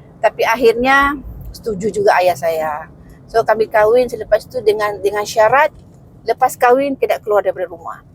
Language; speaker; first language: Malay; early bilingual, other home language; Cebuano